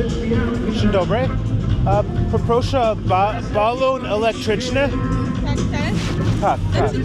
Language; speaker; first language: Polish; non-native, learner; English